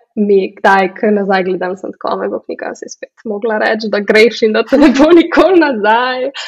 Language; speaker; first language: Slovenian; early bilingual, heritage; Slovenian